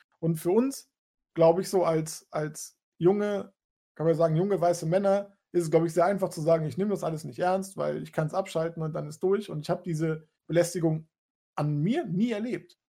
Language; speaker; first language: German; native; German